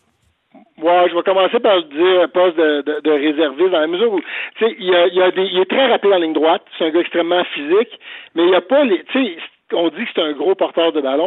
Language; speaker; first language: French; native; French